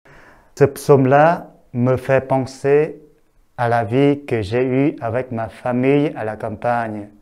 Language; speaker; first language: French; non-native, fluent; Vietnamese